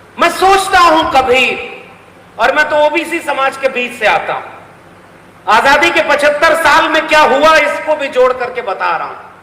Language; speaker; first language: Hindi; native; Hindi